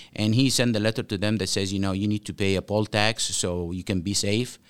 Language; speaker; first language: English; non-native, fluent; Arabic